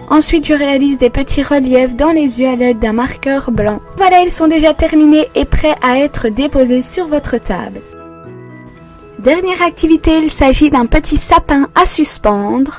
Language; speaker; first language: French; native; French